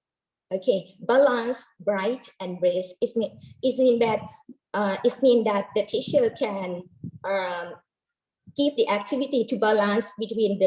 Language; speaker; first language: English; non-native, learner; Thai